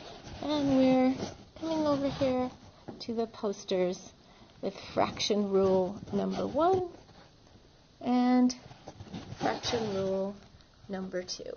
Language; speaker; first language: English; native; English